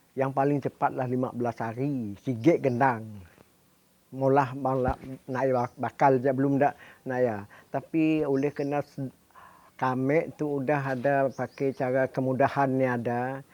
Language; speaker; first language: Malay; native; Malay